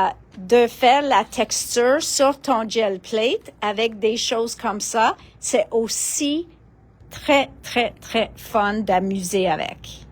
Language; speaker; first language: French; non-native, local second language; English